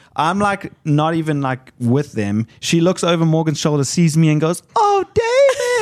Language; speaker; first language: English; native; English